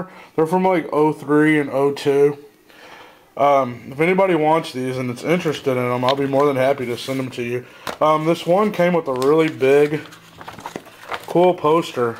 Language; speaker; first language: English; native; English